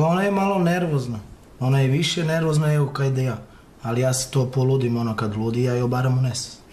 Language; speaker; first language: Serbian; non-native, local second language; Romany